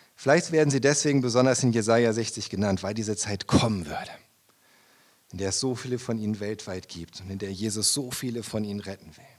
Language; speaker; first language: German; native; German